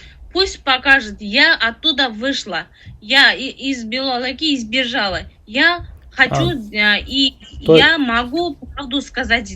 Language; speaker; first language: Russian; non-native, learner; Tajik